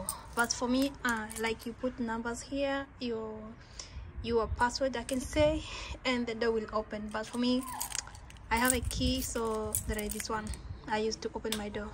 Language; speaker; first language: English; non-native, local second language; Swahili